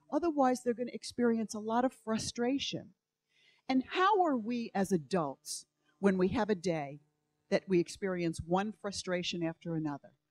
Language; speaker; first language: English; native; English